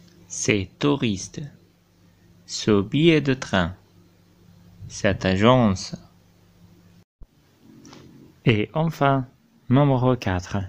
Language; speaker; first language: French; non-native, fluent; Arabic